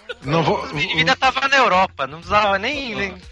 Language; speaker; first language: Portuguese; native; Portuguese